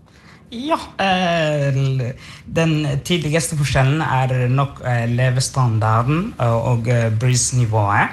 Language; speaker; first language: Norwegian; non-native, fluent; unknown